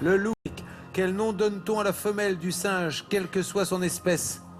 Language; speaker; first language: French; native; French